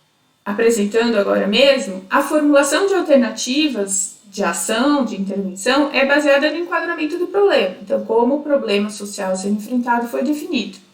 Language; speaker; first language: Portuguese; native; Portuguese